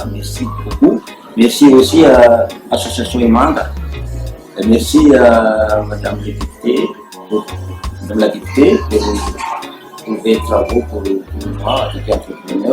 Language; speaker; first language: French; non-native, local second language; Malagasy